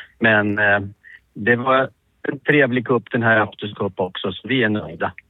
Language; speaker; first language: Swedish; native; Swedish